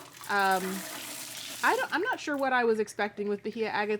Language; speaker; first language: English; native; English